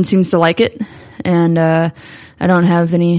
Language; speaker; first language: English; native; English